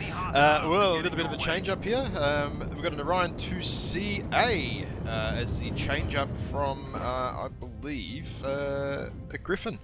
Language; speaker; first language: English; native; English